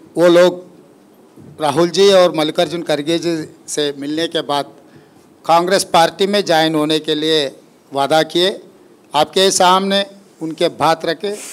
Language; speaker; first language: Hindi; non-native, local second language; Telugu